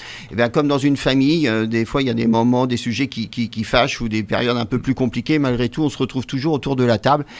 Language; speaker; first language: French; native; French